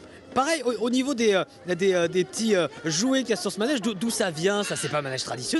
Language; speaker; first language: French; native; French